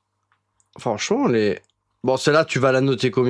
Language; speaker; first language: French; native; French